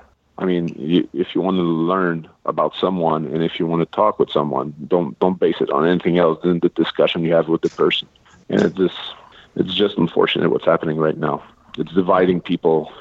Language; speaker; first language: English; non-native, fluent; French